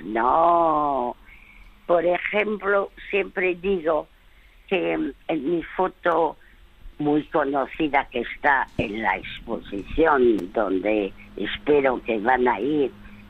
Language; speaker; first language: Spanish; early bilingual, other home language; French